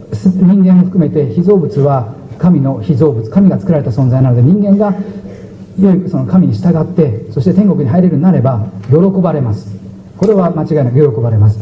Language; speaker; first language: Japanese; native; Japanese